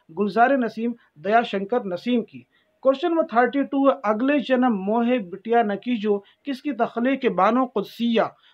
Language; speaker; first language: Hindi; native; Hindi